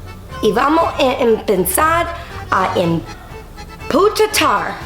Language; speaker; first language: Spanish; non-native, learner; English